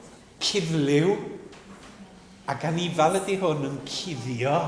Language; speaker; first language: Welsh; native; Welsh